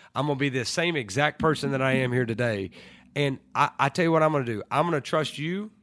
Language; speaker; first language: English; native; English